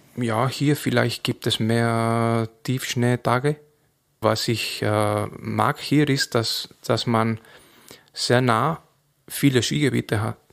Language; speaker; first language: German; non-native, fluent; Spanish